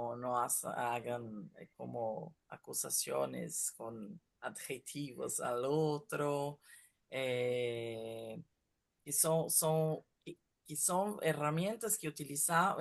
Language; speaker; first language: Spanish; non-native, fluent; Portuguese